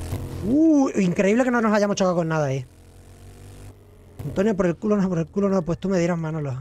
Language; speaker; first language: Spanish; native; Spanish